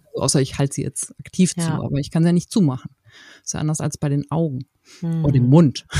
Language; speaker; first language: German; native; German